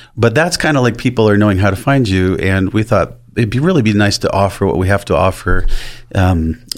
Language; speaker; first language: English; native; English